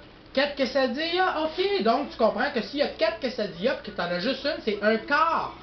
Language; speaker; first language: French; native; French